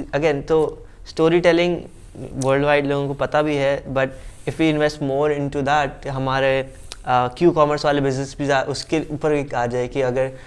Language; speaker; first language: Urdu; native; Urdu